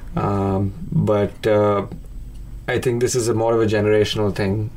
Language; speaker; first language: English; non-native, local second language; Hindi